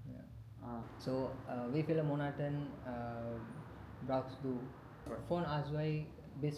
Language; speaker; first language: German; non-native, learner; Tamil